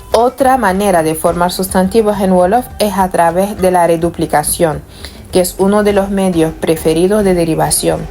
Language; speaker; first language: Spanish; non-native, fluent; Wolof